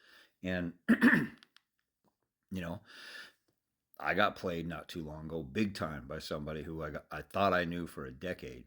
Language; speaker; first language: English; native; English